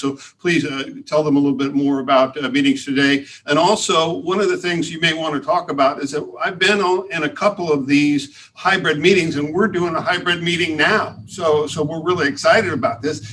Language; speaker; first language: English; native; English